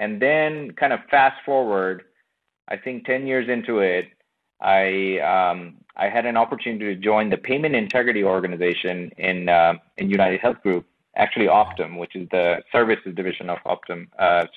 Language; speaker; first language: English; non-native, local second language; Bangla